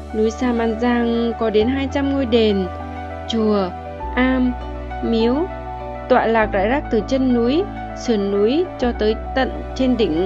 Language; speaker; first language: Vietnamese; native; Vietnamese